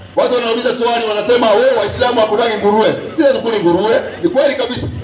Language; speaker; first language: Swahili; non-native, local second language; Kikuyu